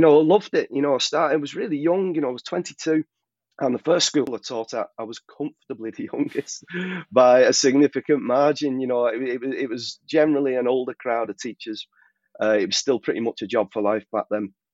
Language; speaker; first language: English; native; English